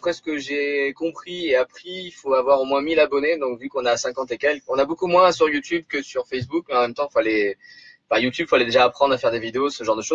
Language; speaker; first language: French; native; French